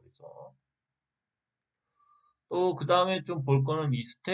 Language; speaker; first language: Korean; native; Korean